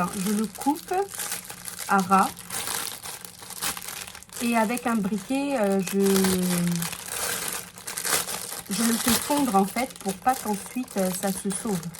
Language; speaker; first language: French; native; French